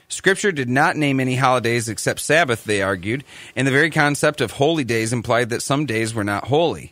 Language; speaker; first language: English; native; English